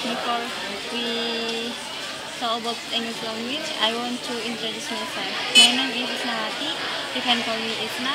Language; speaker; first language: English; non-native, learner; Indonesian